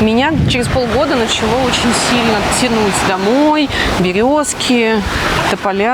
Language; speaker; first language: Russian; native; Russian